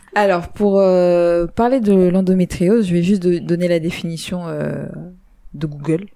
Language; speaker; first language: French; native; French